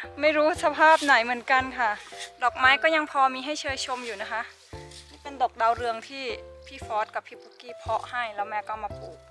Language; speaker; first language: Thai; native; Thai